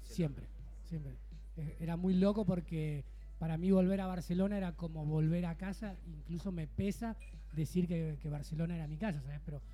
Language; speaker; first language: Spanish; native; Spanish